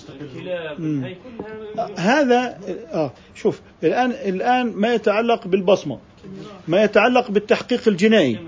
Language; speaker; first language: Arabic; native; Arabic